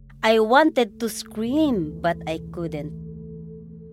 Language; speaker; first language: English; non-native, local second language; Cebuano